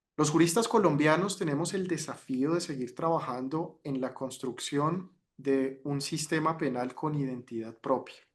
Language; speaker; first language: Spanish; native; Spanish